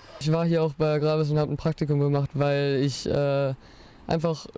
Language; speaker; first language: German; early bilingual, heritage; German